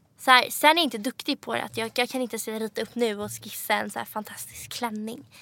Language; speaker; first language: Swedish; native; Swedish